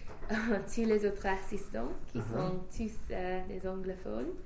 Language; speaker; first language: French; non-native, fluent; English